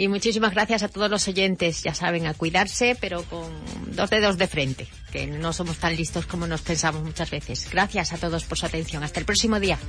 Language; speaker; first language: Spanish; native; Spanish